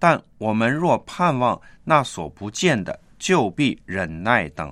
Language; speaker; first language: Chinese; non-native, local second language; Cantonese